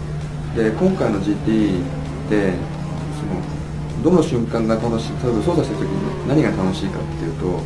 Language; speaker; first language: Japanese; native; Japanese